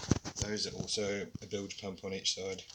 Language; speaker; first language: English; native; English